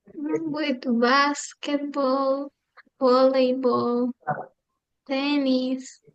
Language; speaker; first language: English; non-native, learner; Spanish